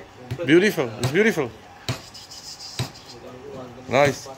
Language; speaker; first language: English; non-native, learner; Czech